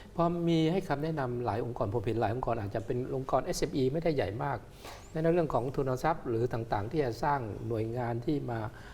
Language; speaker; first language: Thai; native; Thai